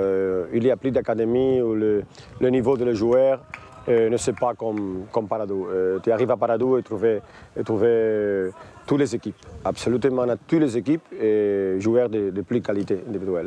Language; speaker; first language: French; non-native, learner; Spanish